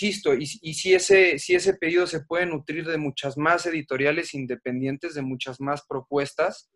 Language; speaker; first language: Spanish; native; Spanish